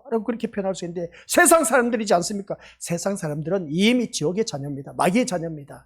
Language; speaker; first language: Korean; native; Korean